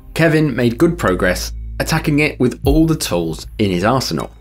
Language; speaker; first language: English; native; English